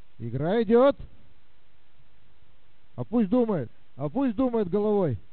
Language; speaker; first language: Russian; native; Russian